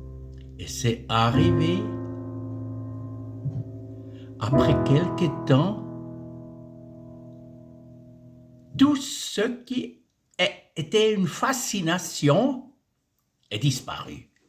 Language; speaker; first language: French; non-native, fluent; German